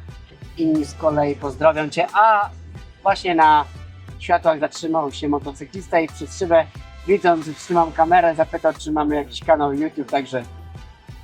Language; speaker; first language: Polish; native; Polish